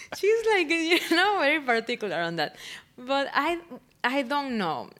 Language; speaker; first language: English; non-native, fluent; Spanish